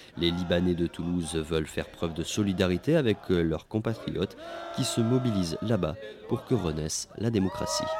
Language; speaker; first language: French; native; French